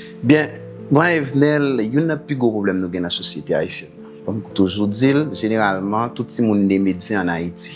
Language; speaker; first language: Haitian Creole; native; Haitian Creole